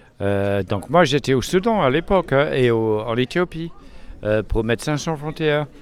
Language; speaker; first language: French; non-native, fluent; English